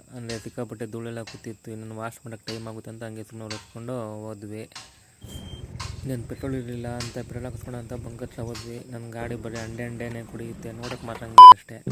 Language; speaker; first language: Kannada; non-native, local second language; Lambadi